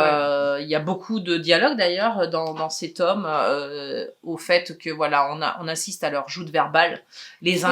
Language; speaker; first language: French; native; French